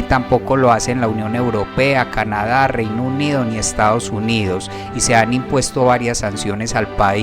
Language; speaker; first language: Spanish; native; Spanish